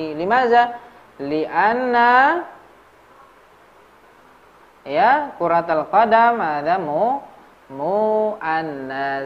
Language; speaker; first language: Arabic; non-native, learner; Indonesian